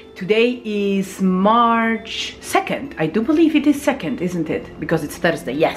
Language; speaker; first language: English; non-native, fluent; Polish